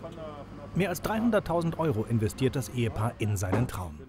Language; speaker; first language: German; native; German